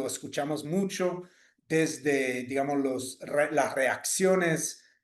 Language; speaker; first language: Spanish; non-native, fluent; English